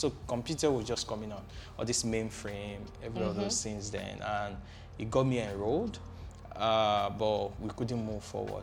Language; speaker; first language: English; non-native, local second language; Yoruba